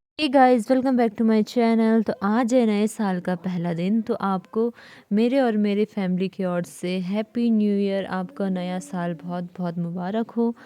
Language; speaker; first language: Hindi; native; Hindi